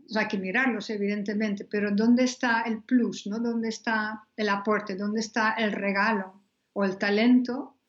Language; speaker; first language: Spanish; non-native, fluent; Dutch